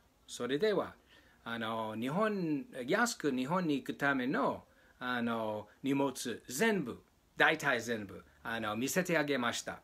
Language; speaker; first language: Japanese; non-native, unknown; English